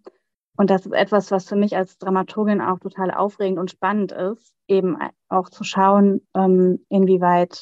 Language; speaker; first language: German; native; German